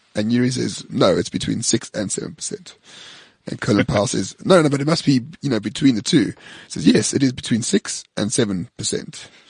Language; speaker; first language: English; native; English